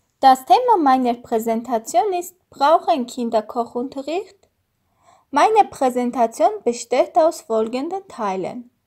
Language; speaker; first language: German; non-native, learner; Armenian